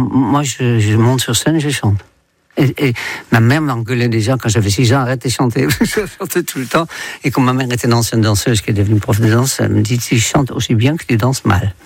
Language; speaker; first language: French; non-native, fluent; Dutch